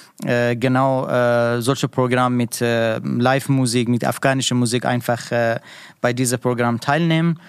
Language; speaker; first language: German; non-native, learner; Persian